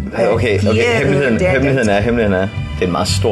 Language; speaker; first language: Danish; native; Danish